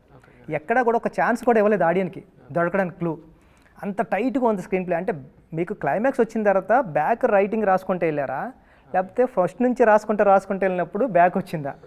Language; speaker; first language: Telugu; native; Telugu